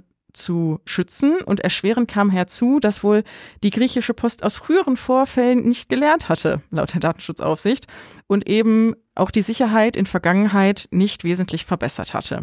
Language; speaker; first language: German; native; German